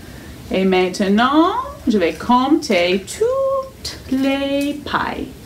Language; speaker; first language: French; non-native, fluent; English